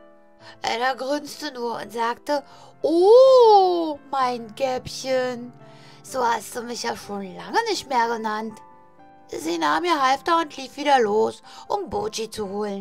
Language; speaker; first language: German; native; German